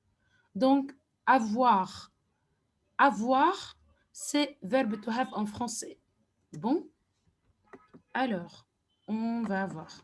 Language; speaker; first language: French; non-native, fluent; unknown